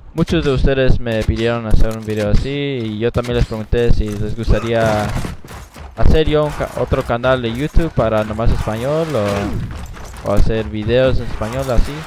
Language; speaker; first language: Spanish; early bilingual, other home language; English